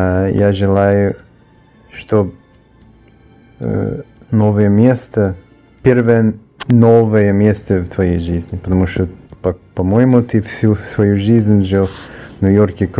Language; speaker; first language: Russian; early bilingual, heritage; Russian